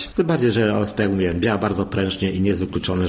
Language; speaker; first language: Polish; native; Polish